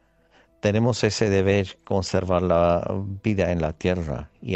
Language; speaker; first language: Spanish; non-native, fluent; Armenian